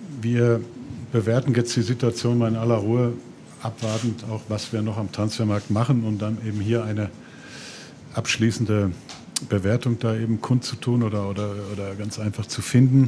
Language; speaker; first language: German; native; German